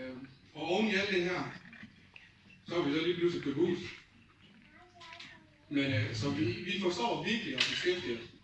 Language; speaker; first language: Danish; early bilingual, other home language; Vietnamese